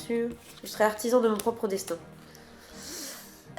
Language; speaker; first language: French; native; French